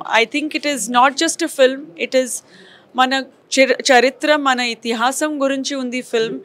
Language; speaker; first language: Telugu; non-native, fluent; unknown